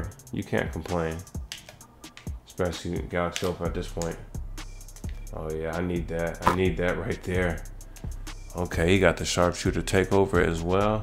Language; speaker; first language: English; native; English